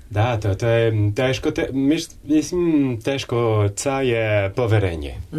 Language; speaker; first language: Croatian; non-native, learner; French